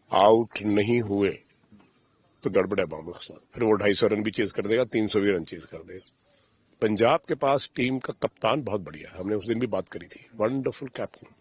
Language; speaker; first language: Hindi; non-native, local second language; Punjabi